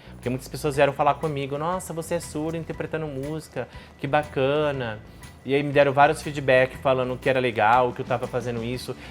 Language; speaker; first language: Portuguese; non-native, local second language; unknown